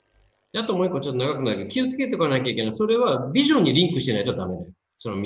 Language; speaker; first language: Japanese; native; Japanese